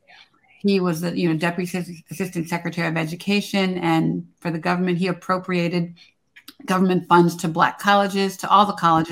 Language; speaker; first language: English; native; English